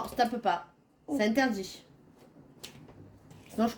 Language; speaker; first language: French; native; French